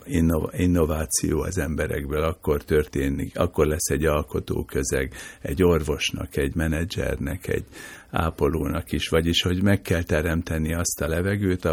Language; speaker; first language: Hungarian; native; Hungarian